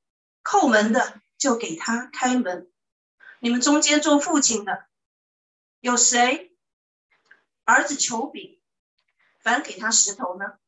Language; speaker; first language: Chinese; native; Chinese